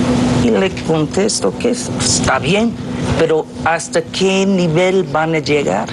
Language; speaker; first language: Spanish; non-native, fluent; English